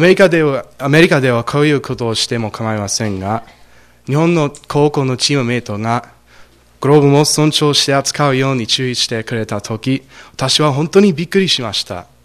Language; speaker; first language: Japanese; non-native, fluent; English